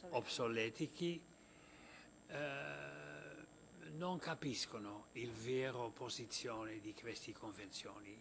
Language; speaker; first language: Italian; non-native, fluent; Dutch